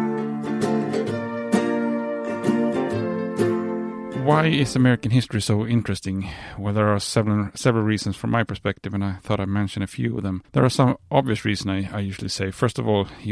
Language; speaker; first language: English; non-native, fluent; Swedish